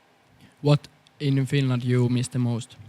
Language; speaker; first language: English; non-native, fluent; Finnish